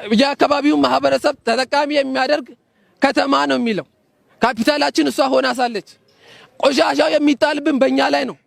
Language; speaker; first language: Amharic; non-native, local second language; Oromo